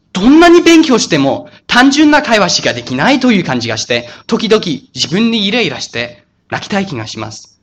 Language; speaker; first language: Japanese; non-native, fluent; English